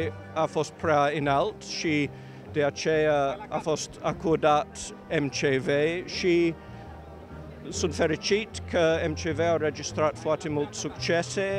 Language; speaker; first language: Romanian; non-native, learner; English